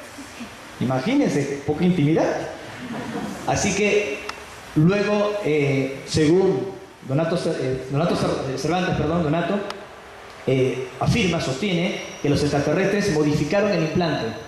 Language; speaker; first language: Spanish; native; Spanish